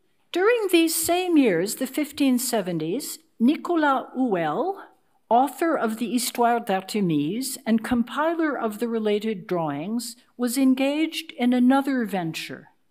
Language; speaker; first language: English; native; English